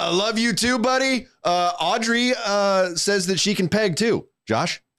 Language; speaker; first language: English; native; English